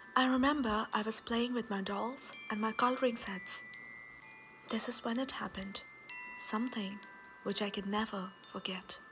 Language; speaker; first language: English; non-native, local second language; Hindi